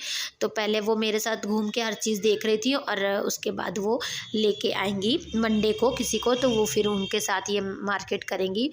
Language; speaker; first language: Hindi; native; Hindi